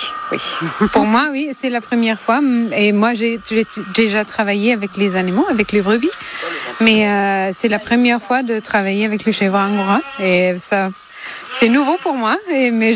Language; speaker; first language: French; non-native, learner; German